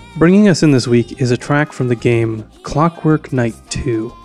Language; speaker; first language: English; native; English